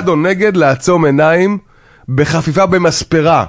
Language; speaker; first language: Hebrew; native; Hebrew